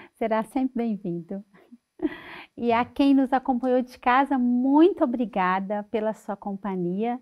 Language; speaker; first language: Portuguese; native; Portuguese